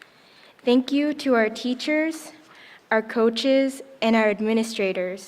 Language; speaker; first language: English; native; English